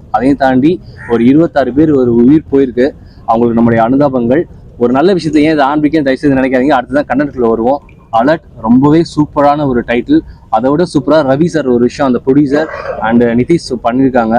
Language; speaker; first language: Tamil; native; Tamil